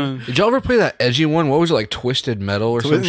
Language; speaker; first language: English; native; English